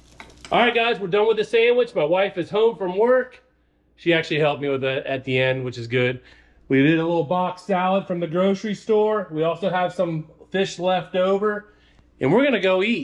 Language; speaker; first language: English; native; English